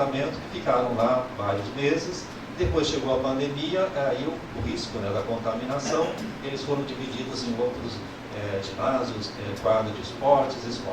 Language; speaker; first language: Portuguese; native; Portuguese